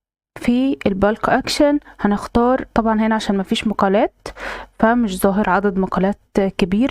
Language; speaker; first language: Arabic; native; Arabic